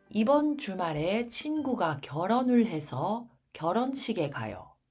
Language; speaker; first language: Korean; early bilingual, heritage; Japanese